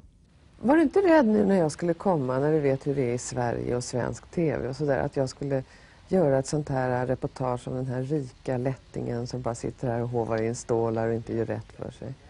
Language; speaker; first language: Swedish; native; Swedish